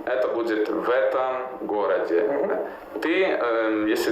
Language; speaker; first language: Russian; non-native, fluent; Italian